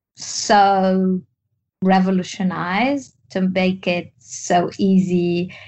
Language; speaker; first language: English; non-native, fluent; Arabic